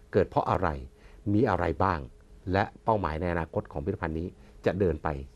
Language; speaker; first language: Thai; native; Thai